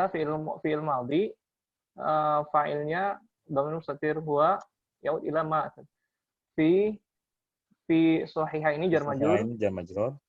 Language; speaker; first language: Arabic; non-native, learner; Indonesian